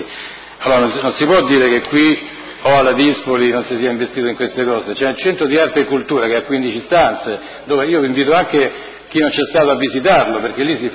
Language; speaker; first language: Italian; native; Italian